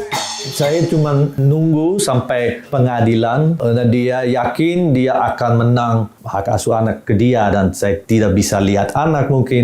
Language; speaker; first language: Indonesian; non-native, fluent; Dutch